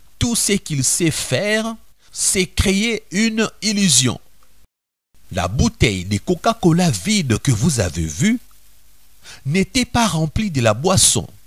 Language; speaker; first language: French; non-native, local second language; Lingala